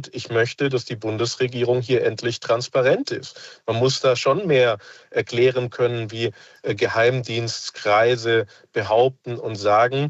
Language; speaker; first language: German; native; German